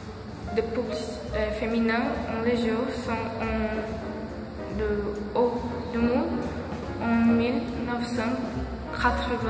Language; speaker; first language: French; non-native, learner; Portuguese